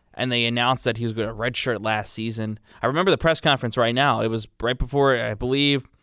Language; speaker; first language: English; native; English